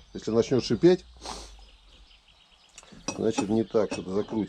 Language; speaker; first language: Russian; native; Russian